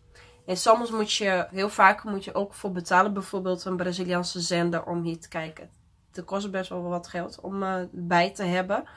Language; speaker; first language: Dutch; non-native, fluent; Portuguese